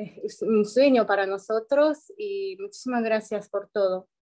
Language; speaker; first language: Spanish; non-native, fluent; Japanese